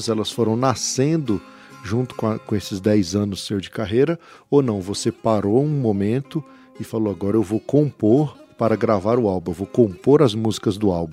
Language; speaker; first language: Portuguese; native; Portuguese